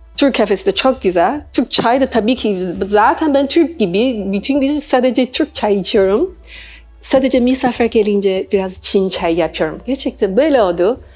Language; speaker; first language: Turkish; non-native, learner; Chinese